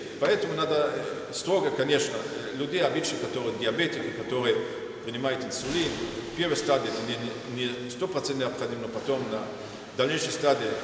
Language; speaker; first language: Russian; non-native, fluent; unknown